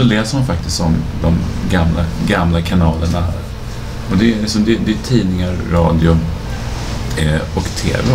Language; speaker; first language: Swedish; native; Swedish